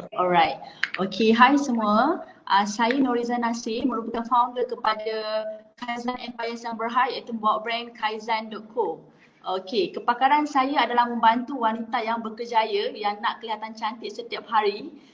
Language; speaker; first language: Malay; native; Malay